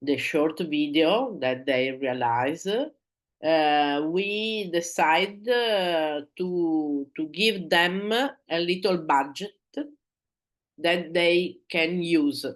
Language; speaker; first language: English; non-native, learner; Italian